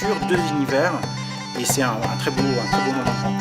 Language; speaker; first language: French; native; French